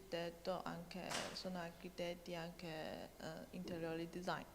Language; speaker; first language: Italian; non-native, learner; Chinese